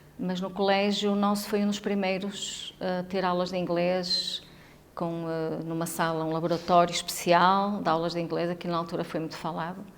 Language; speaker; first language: Portuguese; early bilingual, heritage; Portuguese